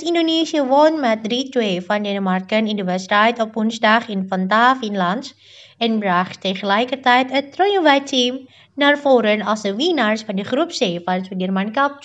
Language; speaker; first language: Dutch; non-native, learner; Indonesian